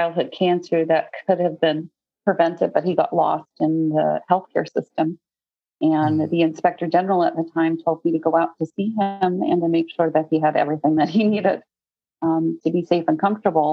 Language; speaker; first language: English; native; English